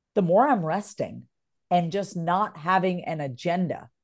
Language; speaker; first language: English; native; English